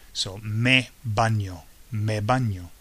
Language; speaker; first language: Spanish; non-native, fluent; English